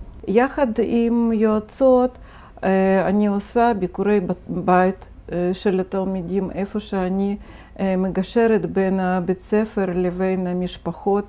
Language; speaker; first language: Hebrew; non-native, fluent; Russian